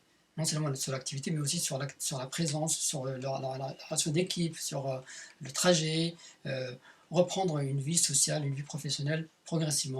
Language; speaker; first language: French; native; French